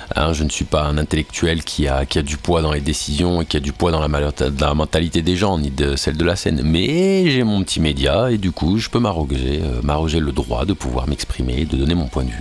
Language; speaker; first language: French; native; French